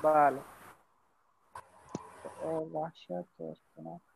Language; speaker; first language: Persian; non-native, learner; Urdu